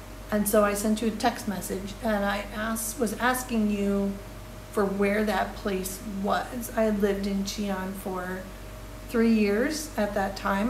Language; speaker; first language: English; native; English